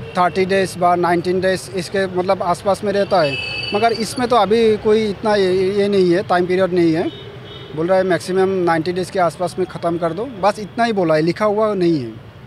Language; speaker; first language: Hindi; non-native, local second language; Assamese